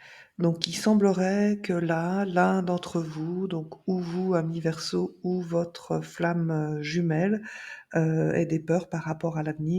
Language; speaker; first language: French; native; French